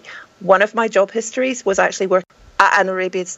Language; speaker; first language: English; native; English